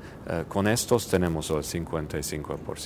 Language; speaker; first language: Spanish; non-native, fluent; Hungarian